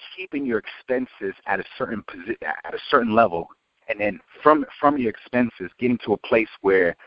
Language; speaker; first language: English; native; English